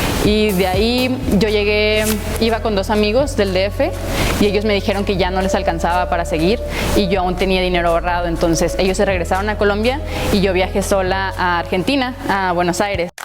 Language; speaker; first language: Spanish; native; Spanish